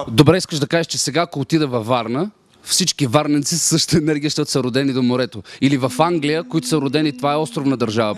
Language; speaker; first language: Bulgarian; native; Bulgarian